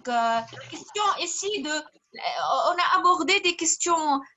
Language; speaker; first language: French; non-native, fluent; Arabic